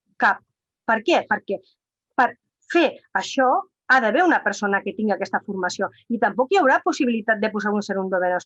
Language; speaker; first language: Catalan; non-native, local second language; Spanish